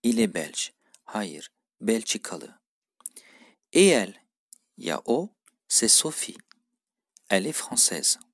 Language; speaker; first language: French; non-native, fluent; Turkish